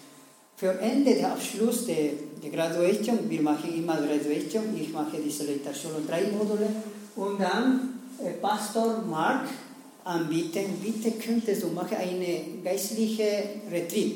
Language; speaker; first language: German; non-native, learner; Spanish